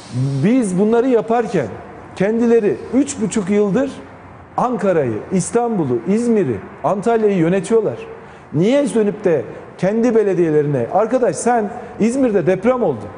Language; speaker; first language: Turkish; native; Turkish